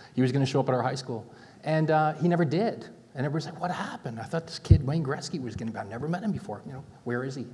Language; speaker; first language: English; native; English